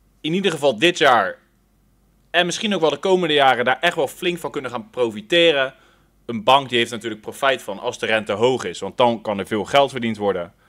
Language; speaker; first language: Dutch; native; Dutch